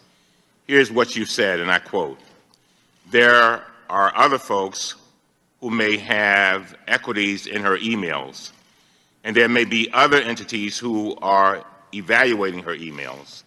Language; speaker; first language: English; native; English